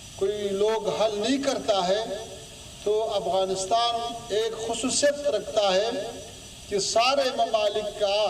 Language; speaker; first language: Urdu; non-native, fluent; Pashto